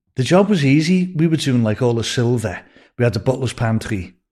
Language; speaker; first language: English; native; English